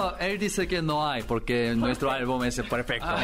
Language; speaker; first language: Spanish; non-native, learner; Korean